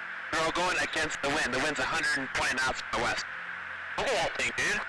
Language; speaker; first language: English; native; English